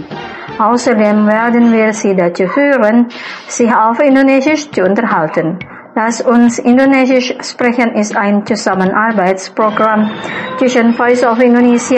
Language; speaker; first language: German; non-native, fluent; Indonesian